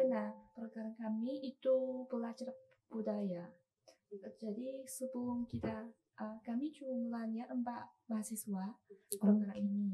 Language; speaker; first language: Indonesian; non-native, learner; Chinese